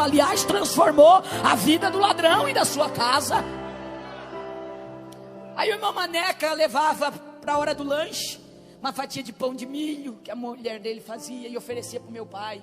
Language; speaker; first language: Portuguese; native; Portuguese